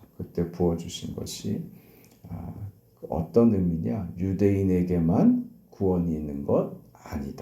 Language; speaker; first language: Korean; native; Korean